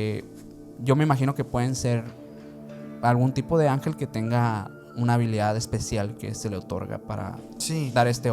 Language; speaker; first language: Spanish; native; Spanish